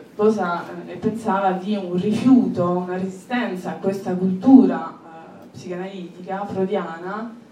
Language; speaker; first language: Italian; non-native, fluent; French